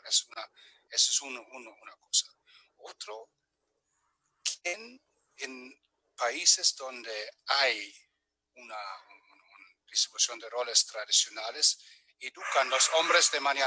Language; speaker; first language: Spanish; non-native, fluent; German